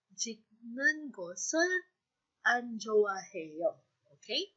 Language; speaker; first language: Korean; non-native, fluent; Filipino